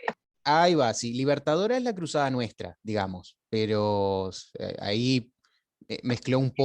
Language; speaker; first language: Spanish; native; Spanish